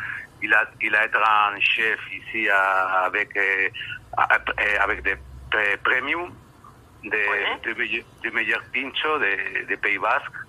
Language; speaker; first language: French; non-native, learner; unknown